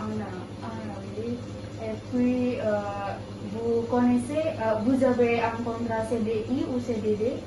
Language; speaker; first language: French; non-native, learner; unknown